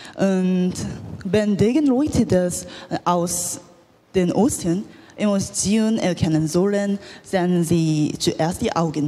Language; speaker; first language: German; non-native, learner; Korean